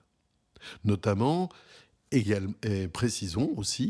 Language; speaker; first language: French; native; French